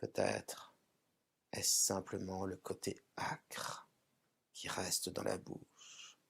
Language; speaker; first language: French; native; French